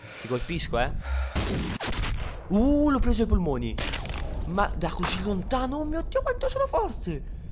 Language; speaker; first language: Italian; native; Italian